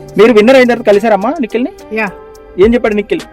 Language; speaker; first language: Telugu; native; Telugu